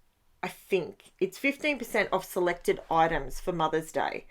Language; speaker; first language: English; native; English